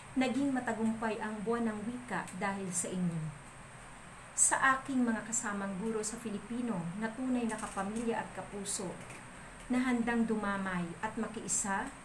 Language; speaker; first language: Filipino; non-native, local second language; Bikol